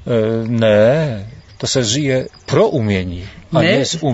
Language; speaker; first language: Czech; non-native, learner; Polish